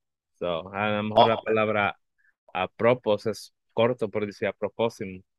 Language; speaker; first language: Spanish; early bilingual, heritage; Spanish